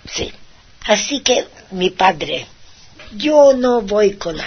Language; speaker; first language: Spanish; non-native, fluent; Hungarian